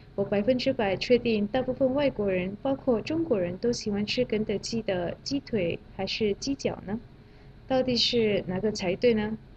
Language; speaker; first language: Chinese; non-native, fluent; Malay